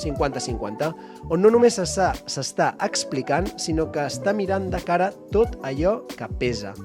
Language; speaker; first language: Catalan; native; Catalan